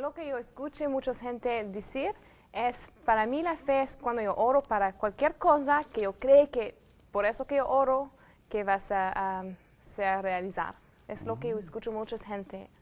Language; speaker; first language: Spanish; non-native, learner; French